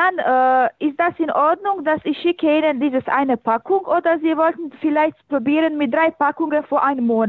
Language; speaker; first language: German; non-native, learner; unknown